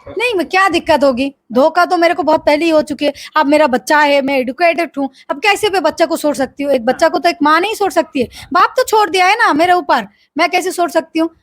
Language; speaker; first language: Hindi; non-native, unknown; Bangla